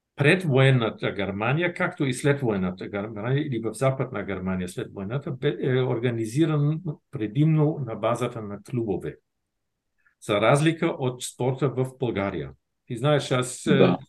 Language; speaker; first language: Bulgarian; non-native, fluent; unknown